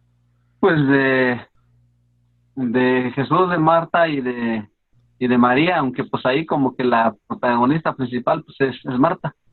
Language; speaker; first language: Spanish; native; Spanish